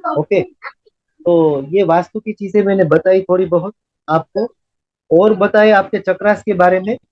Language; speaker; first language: Hindi; non-native, local second language; Gujarati